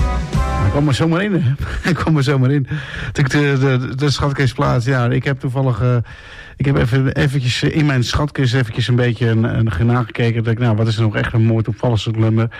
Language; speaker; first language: Dutch; native; Dutch